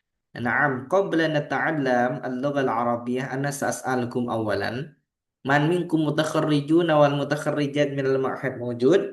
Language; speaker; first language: Arabic; non-native, fluent; Indonesian